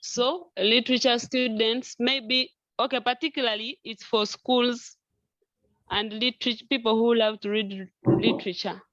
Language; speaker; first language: English; non-native, local second language; Nyankole